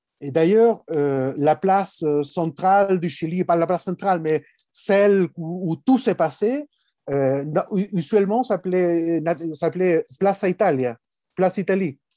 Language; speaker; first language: French; non-native, fluent; Spanish